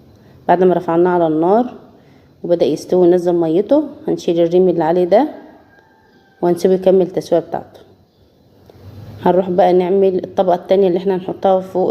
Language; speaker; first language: Arabic; native; Arabic